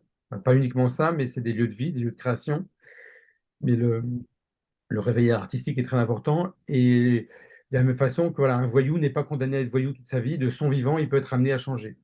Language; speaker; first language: French; native; French